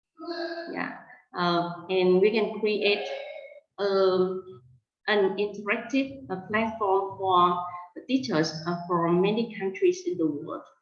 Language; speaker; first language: English; non-native, fluent; Vietnamese